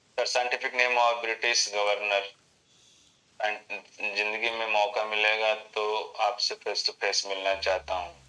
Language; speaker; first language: Hindi; native; Hindi